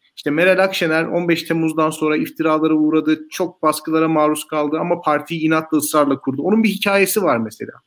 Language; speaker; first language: Turkish; native; Turkish